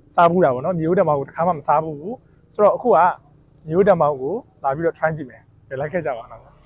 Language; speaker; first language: Burmese; native; Burmese